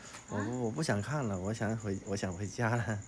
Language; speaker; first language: Chinese; native; Chinese